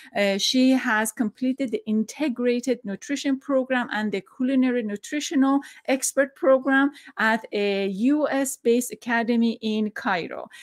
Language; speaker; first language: English; non-native, fluent; Persian